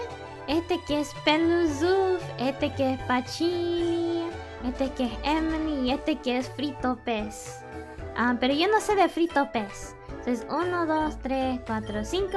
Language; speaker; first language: Spanish; early bilingual, heritage; English